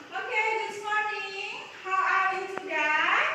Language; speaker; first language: English; non-native, learner; Indonesian